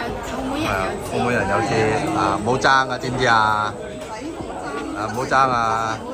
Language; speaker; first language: Chinese; native; Chinese